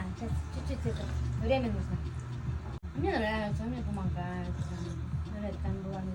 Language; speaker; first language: Russian; non-native, local second language; Bashkir